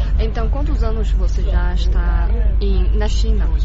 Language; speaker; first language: Portuguese; non-native, learner; Chinese